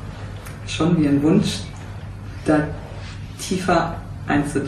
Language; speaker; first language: German; native; German